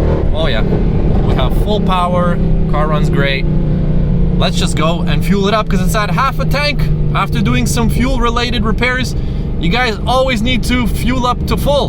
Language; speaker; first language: English; native; English